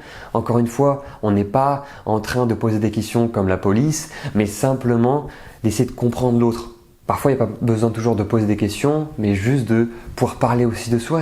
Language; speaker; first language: French; native; French